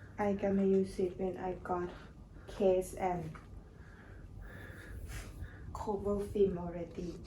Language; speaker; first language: English; non-native, learner; Thai